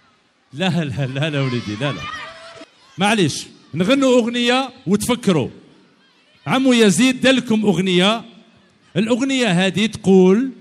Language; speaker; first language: Arabic; native; Arabic